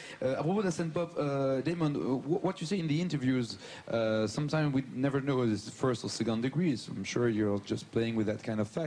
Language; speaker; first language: English; non-native, fluent; French